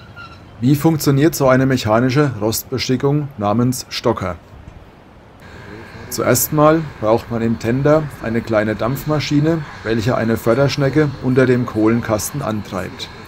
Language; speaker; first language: German; native; German